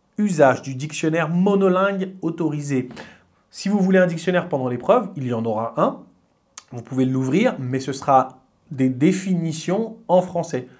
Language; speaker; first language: French; native; French